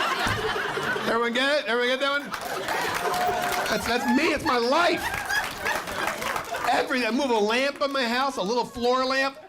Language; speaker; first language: English; native; English